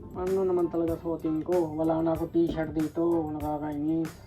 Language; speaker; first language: Filipino; non-native, learner; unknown